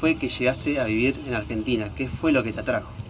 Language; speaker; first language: Spanish; native; Spanish